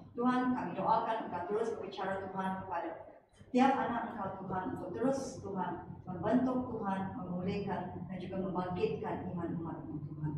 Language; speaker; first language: Malay; non-native, local second language; Chinese